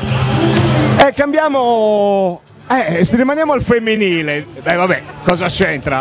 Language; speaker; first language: Italian; native; Italian